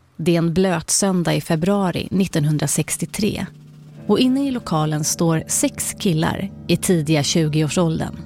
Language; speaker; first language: Swedish; native; Swedish